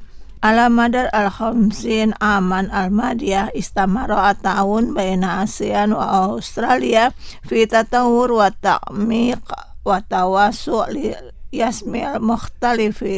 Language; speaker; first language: Arabic; non-native, fluent; Indonesian